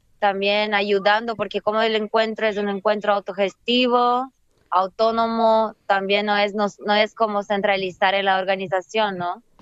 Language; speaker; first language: Spanish; non-native, fluent; Portuguese